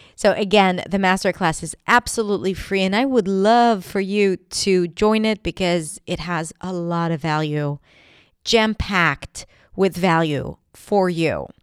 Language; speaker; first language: English; non-native, fluent; Hebrew